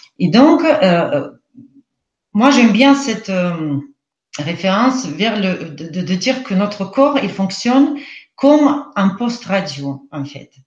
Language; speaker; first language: French; non-native, fluent; Russian